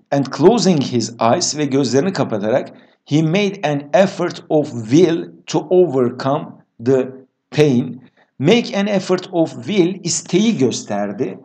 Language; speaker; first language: English; non-native, fluent; Turkish